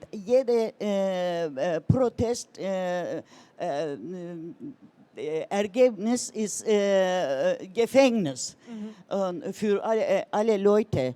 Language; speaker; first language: German; non-native, learner; Turkish